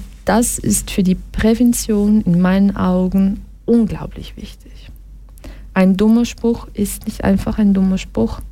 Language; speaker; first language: German; early bilingual, other home language; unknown